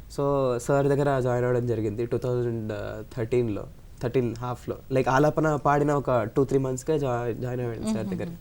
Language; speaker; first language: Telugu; non-native, local second language; Kannada